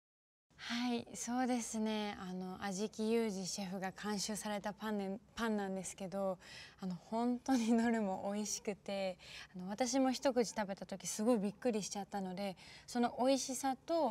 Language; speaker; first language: Japanese; native; Japanese